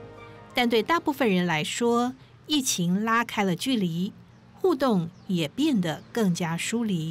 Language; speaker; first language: Chinese; native; Chinese